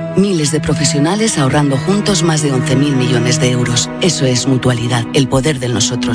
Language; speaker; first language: Spanish; non-native, learner; Arabic